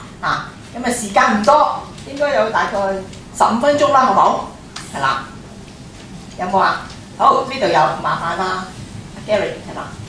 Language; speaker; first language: Cantonese; native; Cantonese